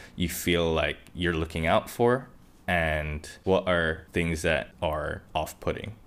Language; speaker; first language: English; non-native, local second language; Japanese